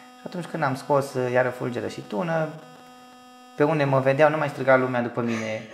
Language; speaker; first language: Romanian; native; Romanian